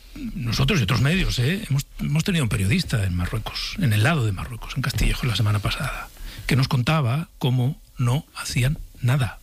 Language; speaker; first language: Spanish; native; Spanish